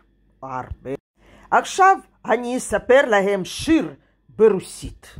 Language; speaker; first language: Hebrew; non-native, fluent; Russian